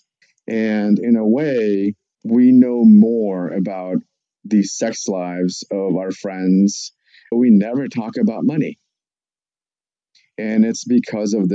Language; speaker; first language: English; non-native, fluent; Russian